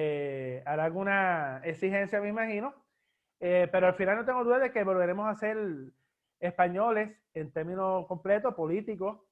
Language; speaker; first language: Spanish; native; Spanish